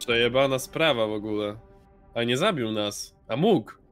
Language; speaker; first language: Polish; native; Polish